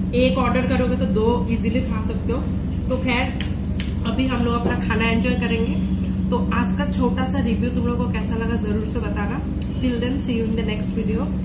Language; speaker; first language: Hindi; non-native, local second language; Bangla